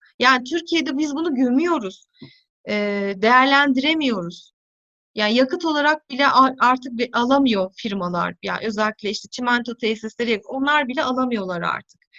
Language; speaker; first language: Turkish; native; Turkish